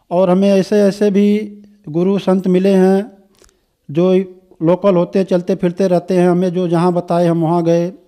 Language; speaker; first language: Hindi; native; Hindi